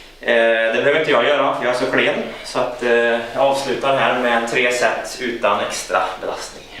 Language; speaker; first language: Swedish; native; Swedish